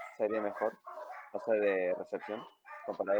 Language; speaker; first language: Spanish; native; Spanish